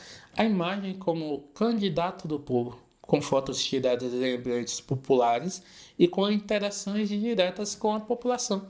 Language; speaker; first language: Portuguese; native; Portuguese